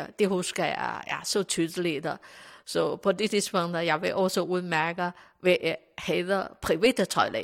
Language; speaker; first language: Danish; non-native, learner; Chinese